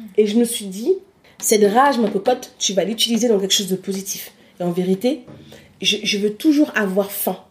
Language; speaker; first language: French; early bilingual, other home language; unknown